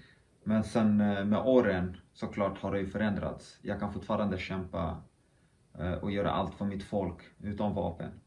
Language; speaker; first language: Swedish; early bilingual, other home language; Kurdish